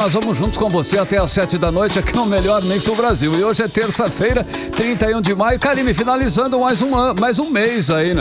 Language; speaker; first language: Portuguese; native; Portuguese